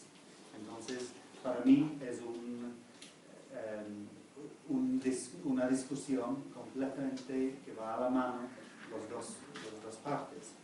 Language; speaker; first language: Spanish; non-native, fluent; English